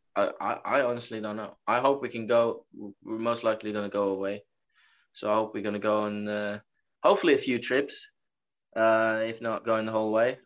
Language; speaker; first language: English; non-native, fluent; Norwegian